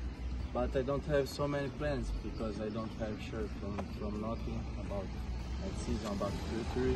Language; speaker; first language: English; non-native, learner; Portuguese